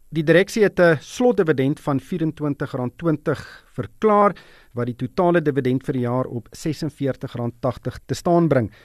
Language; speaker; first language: Afrikaans; native; Afrikaans